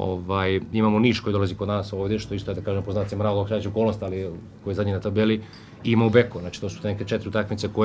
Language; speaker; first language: Serbian; native; Serbian